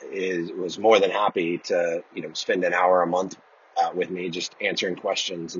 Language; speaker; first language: English; native; English